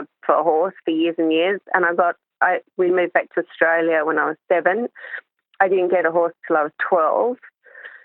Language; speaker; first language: English; native; English